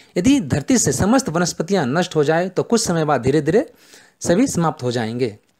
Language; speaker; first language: Hindi; native; Hindi